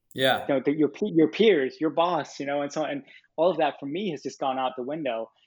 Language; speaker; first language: English; non-native, fluent; Danish